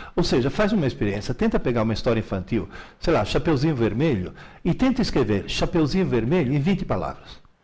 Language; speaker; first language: Portuguese; early bilingual, other home language; Italian